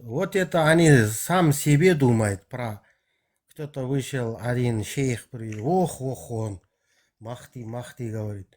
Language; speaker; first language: Russian; non-native, local second language; Kazakh